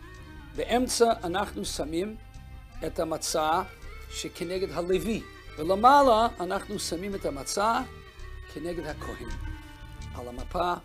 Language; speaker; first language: Hebrew; non-native, fluent; Russian